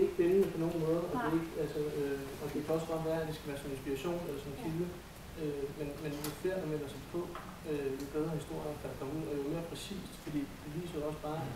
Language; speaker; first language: Danish; native; Danish